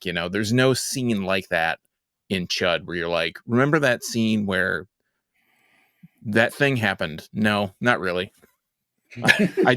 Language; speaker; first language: English; native; English